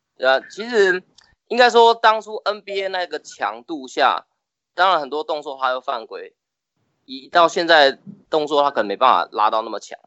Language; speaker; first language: Chinese; native; Chinese